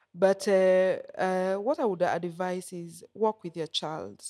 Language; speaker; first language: English; non-native, local second language; Kikuyu